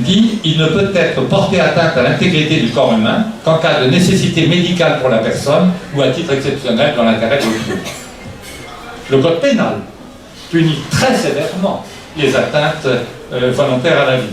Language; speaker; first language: French; native; French